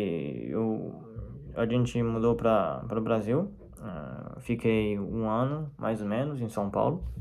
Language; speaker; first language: Portuguese; non-native, fluent; Chinese